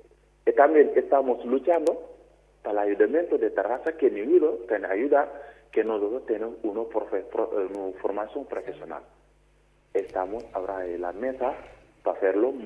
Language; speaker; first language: Spanish; non-native, learner; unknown